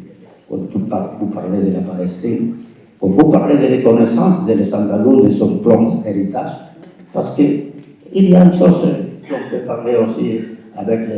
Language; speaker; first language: French; non-native, fluent; Spanish